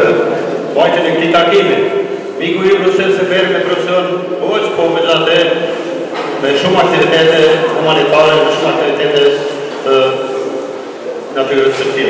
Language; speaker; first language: Albanian; native; Albanian